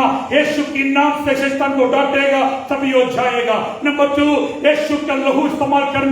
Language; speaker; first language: Hindi; non-native, local second language; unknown